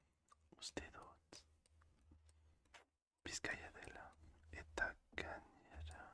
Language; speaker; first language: Basque; non-native, learner; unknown